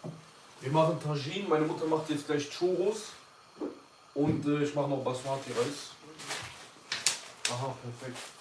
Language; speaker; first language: German; early bilingual, other home language; Kurdish